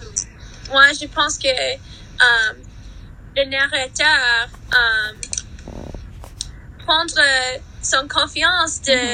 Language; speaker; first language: French; non-native, learner; English